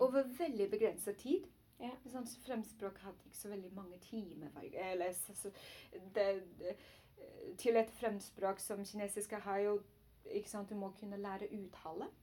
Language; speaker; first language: Norwegian; non-native, learner; Chinese